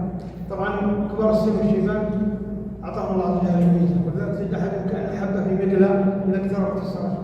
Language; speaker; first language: Arabic; native; Arabic